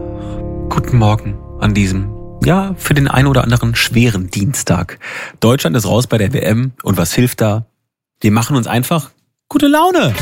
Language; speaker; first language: German; native; German